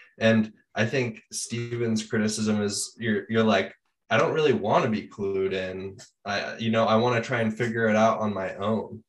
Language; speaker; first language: English; native; English